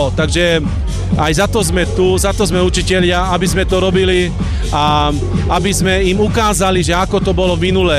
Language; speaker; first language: Slovak; non-native, local second language; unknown